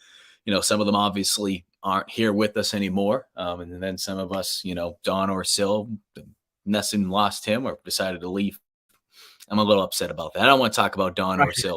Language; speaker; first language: English; native; English